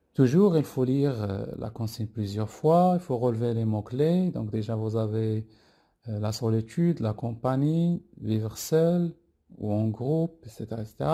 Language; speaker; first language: French; non-native, local second language; Arabic